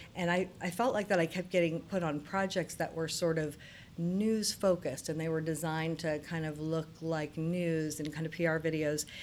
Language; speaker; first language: English; native; English